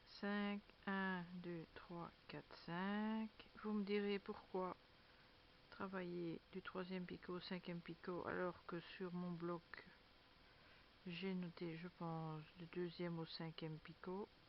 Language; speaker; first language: French; native; French